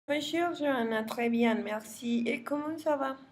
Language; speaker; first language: French; non-native, learner; Spanish